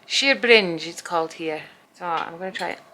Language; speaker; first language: English; native; English